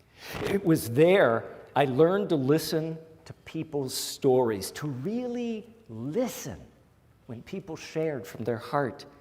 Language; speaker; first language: English; native; English